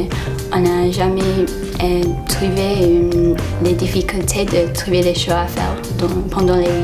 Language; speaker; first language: French; non-native, fluent; English